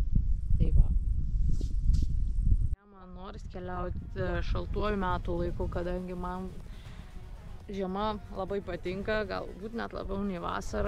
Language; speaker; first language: Lithuanian; native; Lithuanian